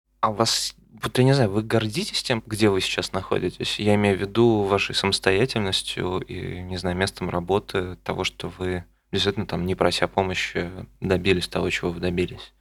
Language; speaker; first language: Russian; native; Russian